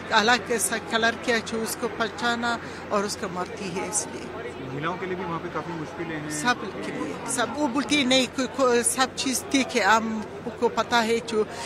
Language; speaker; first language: Hindi; non-native, learner; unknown